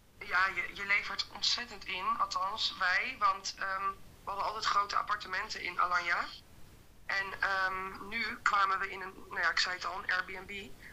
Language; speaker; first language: Dutch; native; Dutch